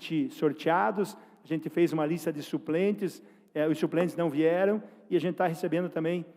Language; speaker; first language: Portuguese; native; Portuguese